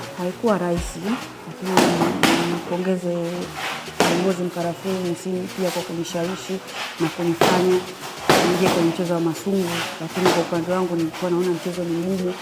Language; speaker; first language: Swahili; native; Swahili